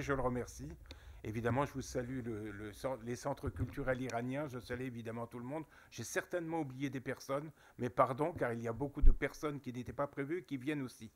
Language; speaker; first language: French; native; French